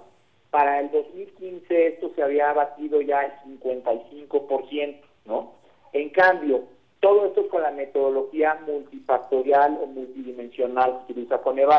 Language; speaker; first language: Spanish; native; Spanish